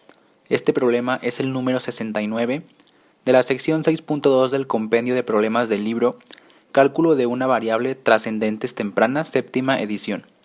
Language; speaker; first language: Spanish; native; Spanish